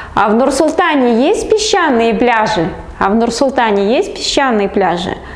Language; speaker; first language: Russian; non-native, local second language; Kazakh